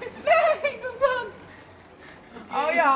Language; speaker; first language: Dutch; native; Dutch